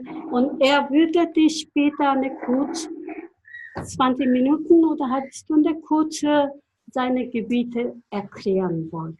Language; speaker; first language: German; non-native, fluent; Japanese